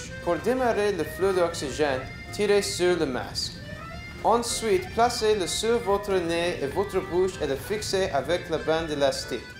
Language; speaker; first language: French; non-native, learner; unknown